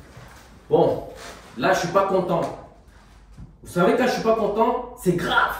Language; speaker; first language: French; native; French